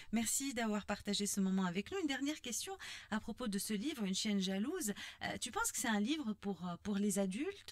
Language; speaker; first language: French; non-native, local second language; Arabic